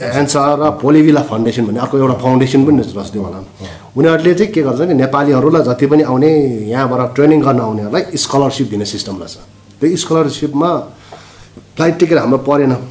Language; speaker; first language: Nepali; non-native, local second language; Sherpa